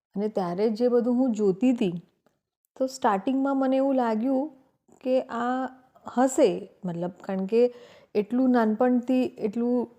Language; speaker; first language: Gujarati; native; Gujarati